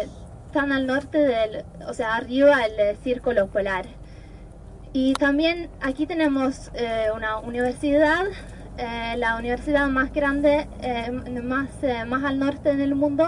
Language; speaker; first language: Spanish; non-native, fluent; Norwegian